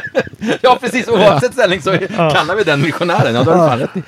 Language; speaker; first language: Swedish; native; Swedish